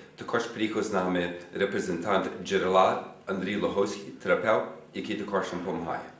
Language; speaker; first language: Ukrainian; non-native, fluent; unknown